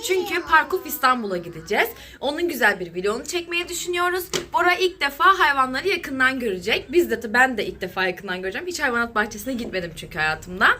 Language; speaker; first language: Turkish; native; Turkish